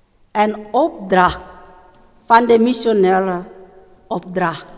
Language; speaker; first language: Dutch; non-native, learner; Indonesian